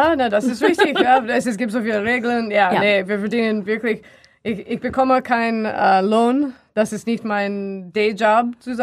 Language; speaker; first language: German; non-native, learner; English